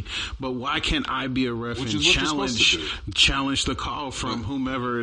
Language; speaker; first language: English; native; English